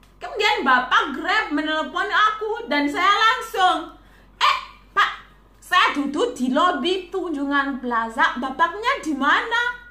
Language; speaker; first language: Indonesian; non-native, fluent; Shona